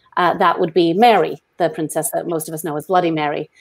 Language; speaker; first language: English; native; English